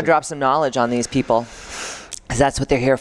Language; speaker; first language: English; native; English